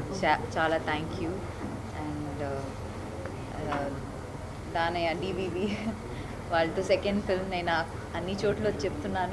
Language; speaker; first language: Telugu; non-native, fluent; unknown